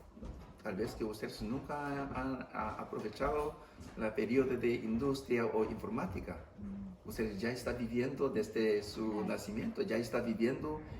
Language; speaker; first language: Spanish; non-native, fluent; English